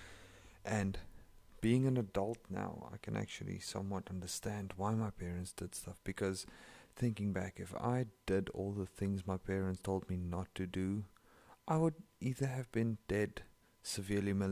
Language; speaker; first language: English; non-native, local second language; Afrikaans